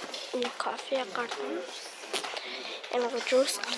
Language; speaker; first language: Korean; non-native, learner; Mongolian